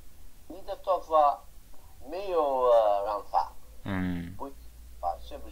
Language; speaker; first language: Chinese; non-native, learner; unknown